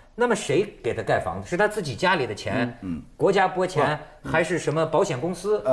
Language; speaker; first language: Chinese; native; Chinese